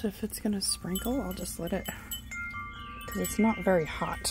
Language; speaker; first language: English; native; English